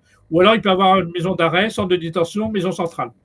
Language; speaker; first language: French; native; French